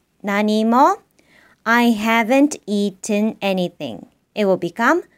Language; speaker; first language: English; non-native, fluent; Japanese